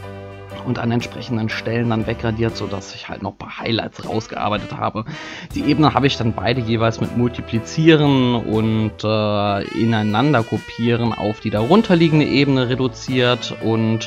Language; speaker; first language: German; native; German